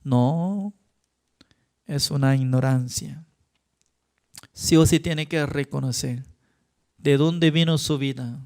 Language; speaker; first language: Spanish; non-native, fluent; Korean